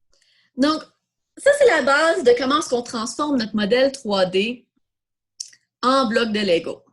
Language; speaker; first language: French; native; French